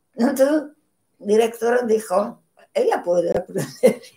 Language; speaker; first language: Spanish; non-native, learner; Polish